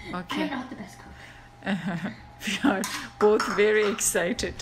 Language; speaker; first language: English; non-native, fluent; Persian